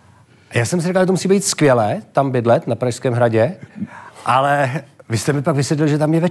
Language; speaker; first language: Czech; native; Czech